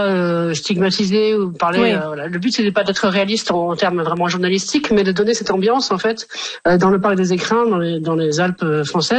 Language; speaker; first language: French; native; French